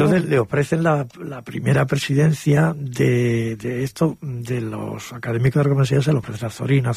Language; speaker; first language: Spanish; native; Spanish